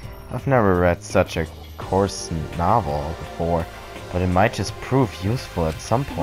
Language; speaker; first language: English; non-native, fluent; German